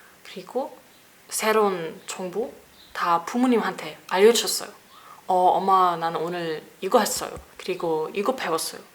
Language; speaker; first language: Korean; non-native, learner; German